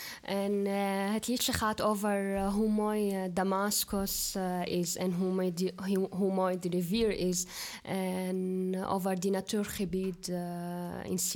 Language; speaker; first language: Dutch; non-native, fluent; Arabic